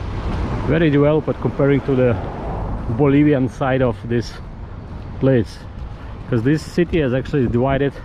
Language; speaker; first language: English; non-native, fluent; Russian